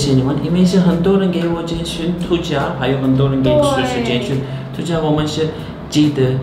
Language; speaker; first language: Chinese; non-native, learner; Turkish